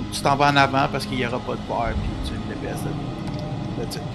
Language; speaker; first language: French; native; French